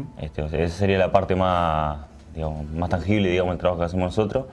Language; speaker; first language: Spanish; native; Spanish